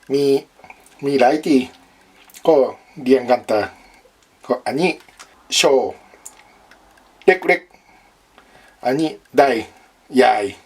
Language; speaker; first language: Thai; non-native, learner; Japanese